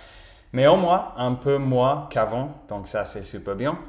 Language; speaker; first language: French; non-native, learner; English